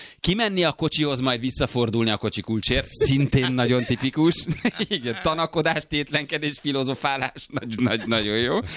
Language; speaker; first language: Hungarian; native; Hungarian